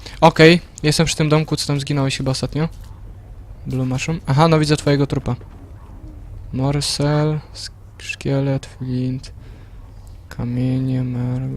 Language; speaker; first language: Polish; native; Polish